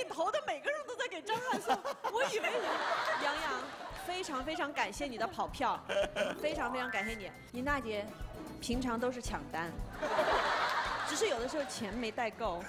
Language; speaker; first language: Chinese; native; Chinese